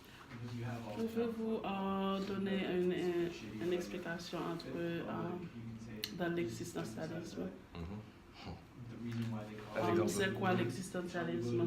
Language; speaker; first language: French; non-native, learner; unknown